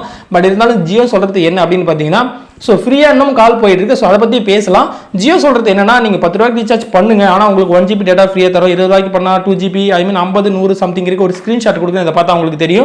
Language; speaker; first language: Tamil; native; Tamil